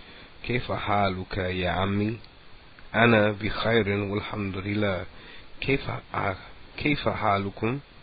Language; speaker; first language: Arabic; non-native, fluent; English